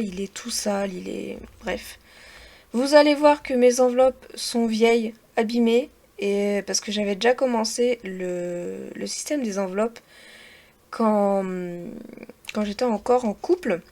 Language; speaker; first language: French; native; French